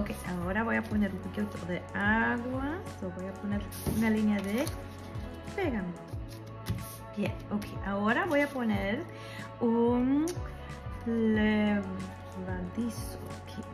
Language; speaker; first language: Spanish; early bilingual, heritage; Spanish